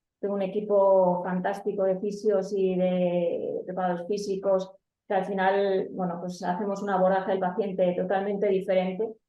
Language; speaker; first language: Spanish; native; Spanish